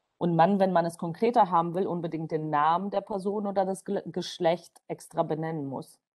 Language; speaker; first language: German; non-native, fluent; Georgian